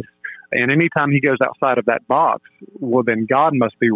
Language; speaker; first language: English; native; English